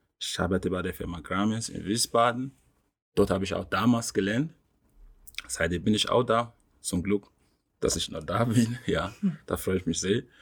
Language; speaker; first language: German; non-native, fluent; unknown